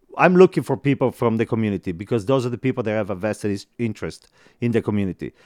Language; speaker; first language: English; non-native, fluent; Italian